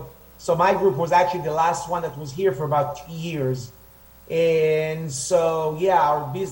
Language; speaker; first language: English; non-native, fluent; Hebrew